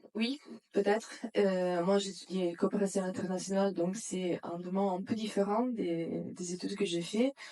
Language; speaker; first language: French; non-native, fluent; Italian